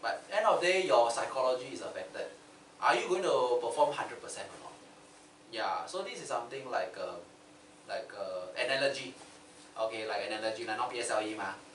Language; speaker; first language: English; non-native, local second language; Chinese